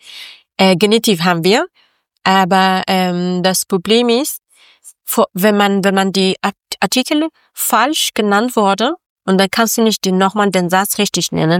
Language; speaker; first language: German; non-native, learner; Persian